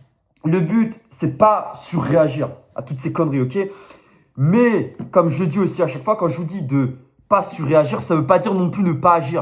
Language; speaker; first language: French; native; French